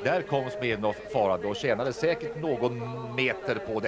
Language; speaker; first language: Swedish; native; Swedish